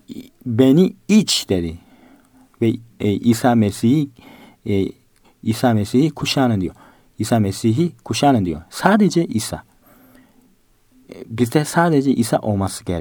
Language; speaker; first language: Turkish; non-native, fluent; Korean